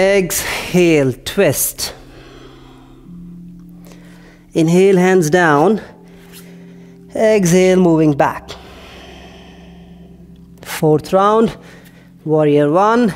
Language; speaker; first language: English; non-native, local second language; Hindi